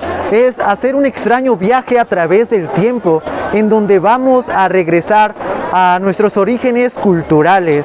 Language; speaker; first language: Spanish; native; Spanish